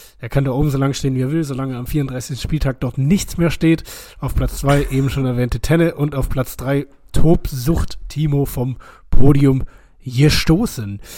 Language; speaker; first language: German; native; German